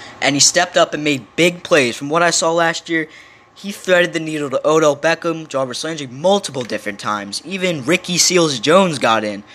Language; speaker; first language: English; native; English